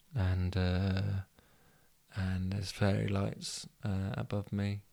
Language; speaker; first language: English; native; English